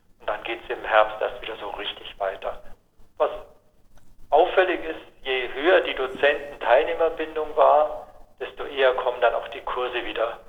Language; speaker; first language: German; native; German